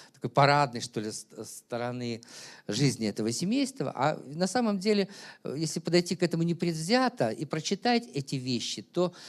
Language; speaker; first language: Russian; native; Russian